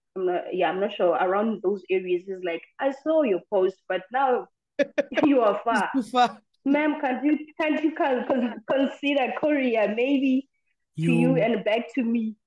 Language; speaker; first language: English; non-native, local second language; Xhosa